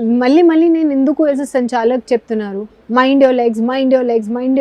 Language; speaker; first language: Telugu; non-native, learner; Hindi